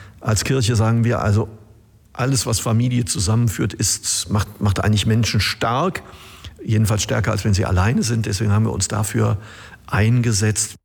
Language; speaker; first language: German; native; German